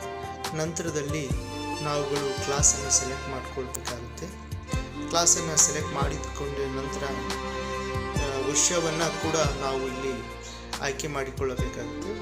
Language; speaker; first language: Kannada; native; Kannada